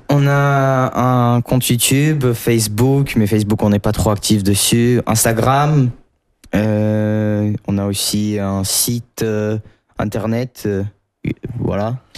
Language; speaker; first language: French; non-native, fluent; Russian